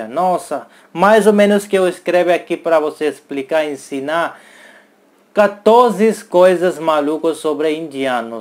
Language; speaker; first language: Portuguese; non-native, learner; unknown